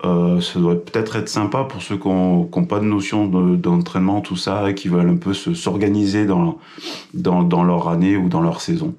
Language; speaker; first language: French; native; French